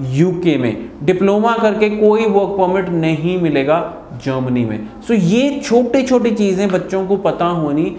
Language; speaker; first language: Hindi; non-native, local second language; Punjabi